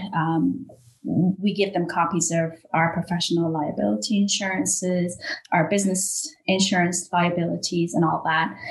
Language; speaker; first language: English; native; English